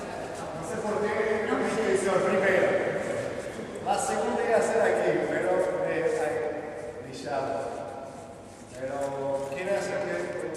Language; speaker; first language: Spanish; non-native, learner; Portuguese